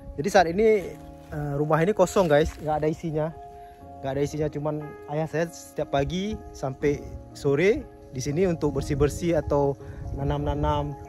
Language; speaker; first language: Indonesian; native; Indonesian